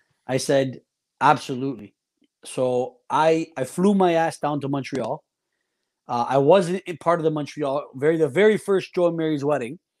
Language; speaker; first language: English; early bilingual, other home language; Italian